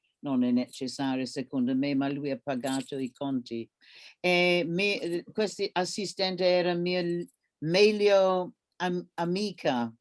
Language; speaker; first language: Italian; non-native, learner; English